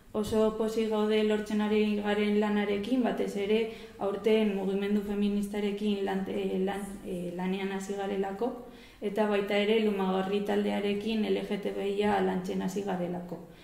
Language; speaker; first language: Basque; non-native, local second language; Spanish